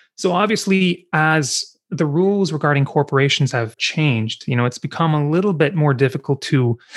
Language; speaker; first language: English; native; English